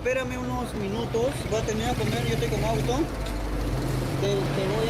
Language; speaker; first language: Spanish; native; Spanish